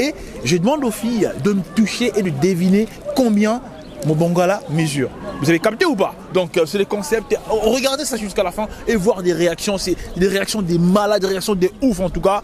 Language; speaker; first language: French; native; French